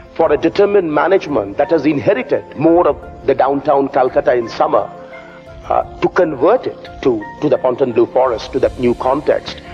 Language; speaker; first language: English; non-native, local second language; Bangla